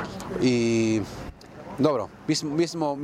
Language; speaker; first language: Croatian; non-native, local second language; Romany